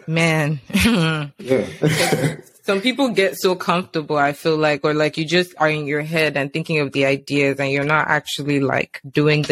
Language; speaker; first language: English; non-native, local second language; Yoruba